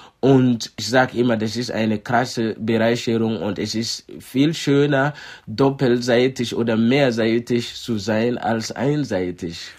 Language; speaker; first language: German; non-native, fluent; Mossi